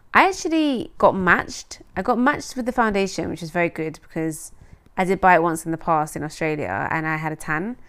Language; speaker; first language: English; native; English